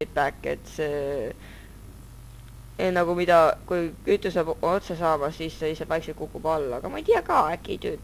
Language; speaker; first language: Estonian; native; Estonian